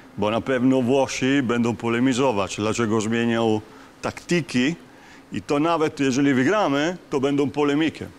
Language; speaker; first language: Polish; non-native, fluent; Italian